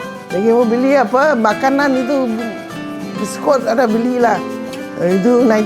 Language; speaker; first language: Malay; non-native, local second language; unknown